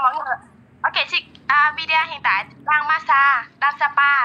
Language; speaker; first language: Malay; non-native, learner; Vietnamese